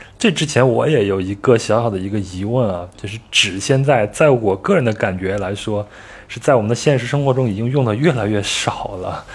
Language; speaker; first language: Chinese; native; Chinese